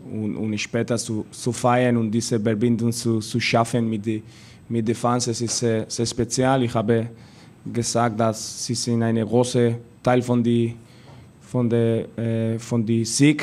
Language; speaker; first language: German; non-native, learner; Spanish